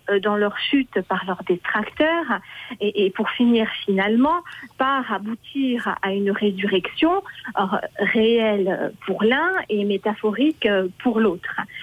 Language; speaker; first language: French; native; French